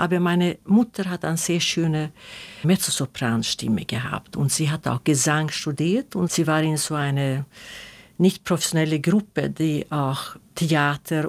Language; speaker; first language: German; non-native, fluent; Swedish